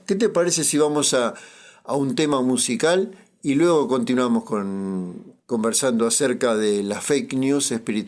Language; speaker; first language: Spanish; native; Spanish